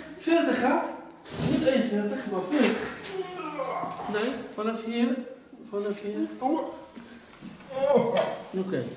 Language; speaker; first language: Dutch; non-native, learner; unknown